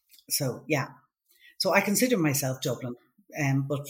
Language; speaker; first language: English; native; English